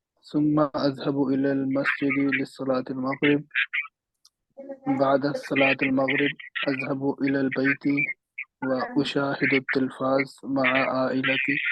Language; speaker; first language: Arabic; non-native, learner; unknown